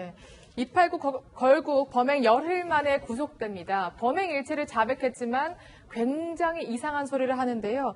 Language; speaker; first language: Korean; native; Korean